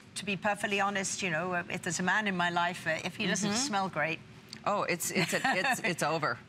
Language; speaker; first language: English; native; English